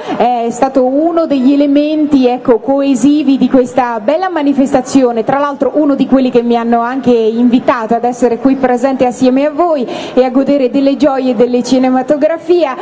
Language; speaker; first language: Italian; native; Italian